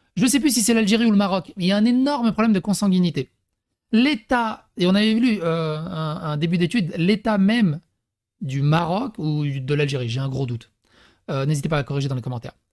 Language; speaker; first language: French; early bilingual, other home language; Serbian